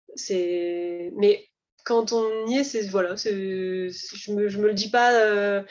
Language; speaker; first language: French; native; French